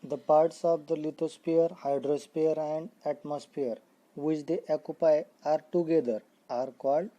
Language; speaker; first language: English; non-native, local second language; Marathi